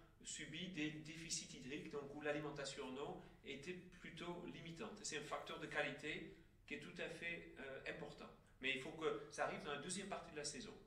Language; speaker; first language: French; native; French